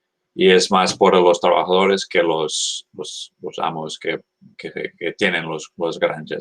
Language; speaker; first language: Spanish; non-native, fluent; English